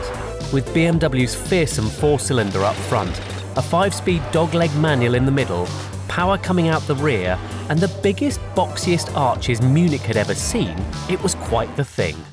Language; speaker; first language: English; native; English